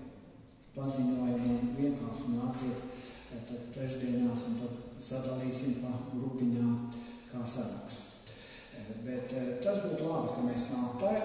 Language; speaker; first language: Latvian; native; Latvian